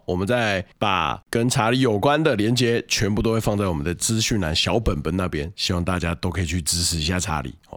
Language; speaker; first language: Chinese; native; Chinese